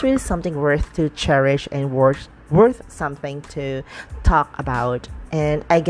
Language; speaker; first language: English; non-native, local second language; Cebuano